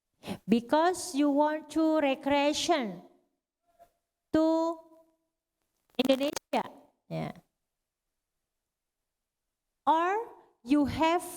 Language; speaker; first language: English; non-native, learner; Indonesian